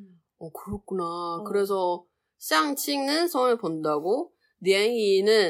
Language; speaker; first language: Korean; non-native, learner; Chinese